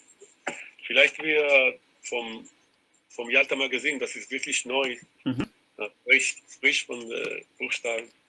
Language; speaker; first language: German; non-native, learner; Hebrew